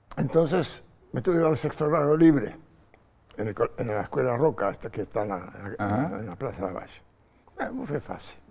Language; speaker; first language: Spanish; non-native, fluent; Polish